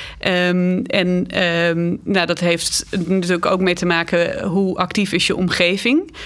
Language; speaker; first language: Dutch; native; Dutch